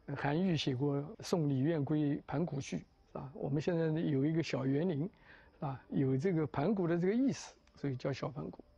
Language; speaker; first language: Chinese; native; Chinese